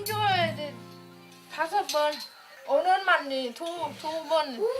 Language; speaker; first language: Korean; non-native, learner; Vietnamese